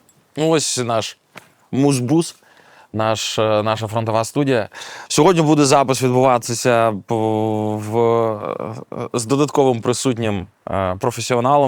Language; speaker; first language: Ukrainian; native; Ukrainian